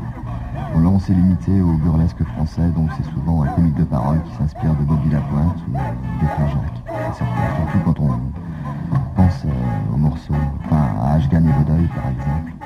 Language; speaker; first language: French; native; French